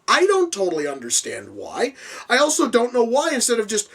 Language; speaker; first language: English; native; English